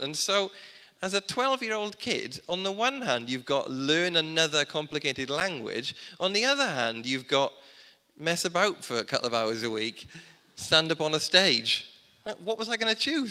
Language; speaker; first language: English; native; English